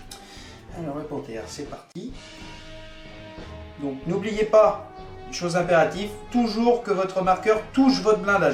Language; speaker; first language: French; native; French